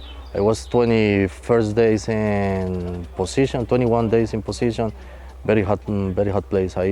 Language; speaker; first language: English; non-native, fluent; Spanish